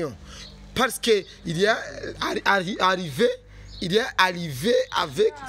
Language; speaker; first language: French; non-native, local second language; Rundi